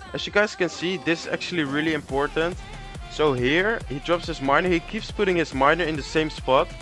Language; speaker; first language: English; non-native, fluent; Dutch